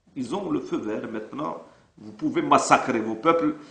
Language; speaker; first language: French; non-native, local second language; Arabic